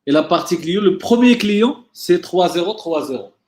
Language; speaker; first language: French; non-native, local second language; Arabic